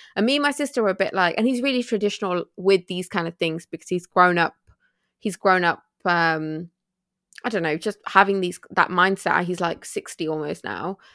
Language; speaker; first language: English; early bilingual, other home language; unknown